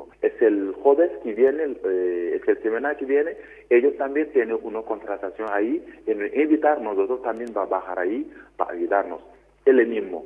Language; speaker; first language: Spanish; non-native, learner; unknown